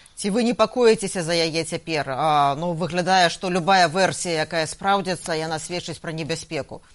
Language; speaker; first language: Belarusian; non-native, local second language; Russian